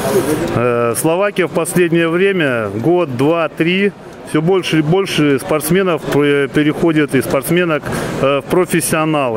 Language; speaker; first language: Russian; native; Russian